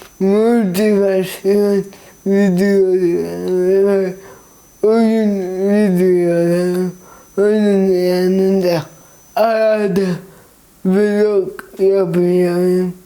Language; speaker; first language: Turkish; early bilingual, heritage; Turkish